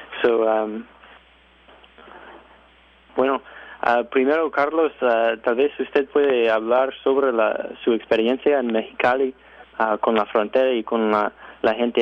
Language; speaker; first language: Spanish; non-native, learner; English